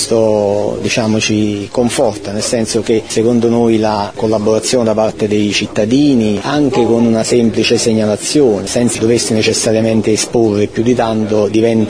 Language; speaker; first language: Italian; native; Italian